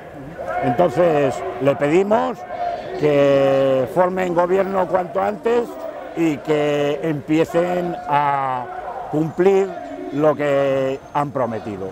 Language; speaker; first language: Spanish; native; Spanish